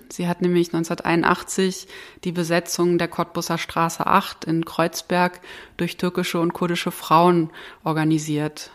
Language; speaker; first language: German; native; German